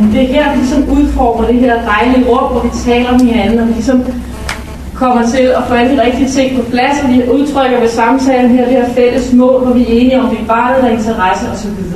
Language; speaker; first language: Danish; native; Danish